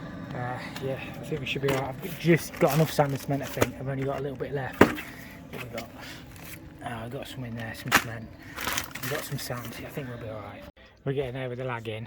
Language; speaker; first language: English; native; English